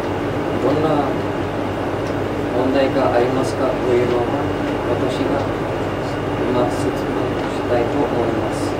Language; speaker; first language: Japanese; non-native, learner; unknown